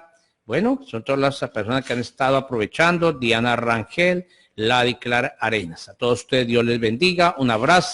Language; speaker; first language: Spanish; native; Spanish